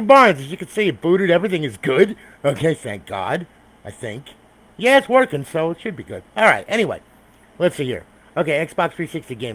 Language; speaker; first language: English; native; English